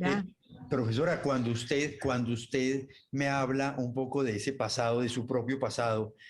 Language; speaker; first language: Spanish; native; Spanish